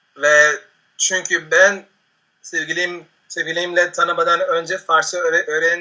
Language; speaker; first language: Turkish; non-native, learner; Spanish